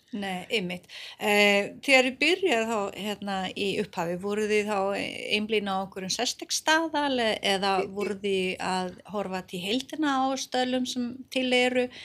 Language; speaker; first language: Icelandic; native; Icelandic